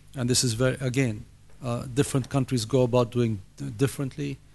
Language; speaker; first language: English; non-native, fluent; Arabic